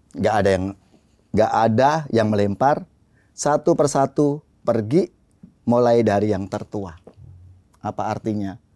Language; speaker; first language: Indonesian; native; Indonesian